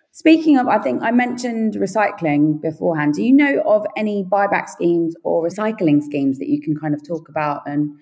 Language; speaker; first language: English; native; English